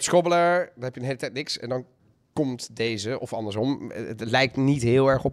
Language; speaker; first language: Dutch; native; Dutch